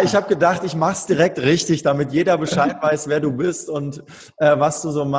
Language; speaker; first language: German; native; German